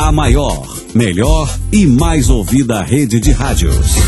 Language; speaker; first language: Portuguese; native; Portuguese